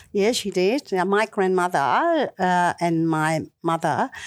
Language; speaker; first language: English; non-native, learner; Vietnamese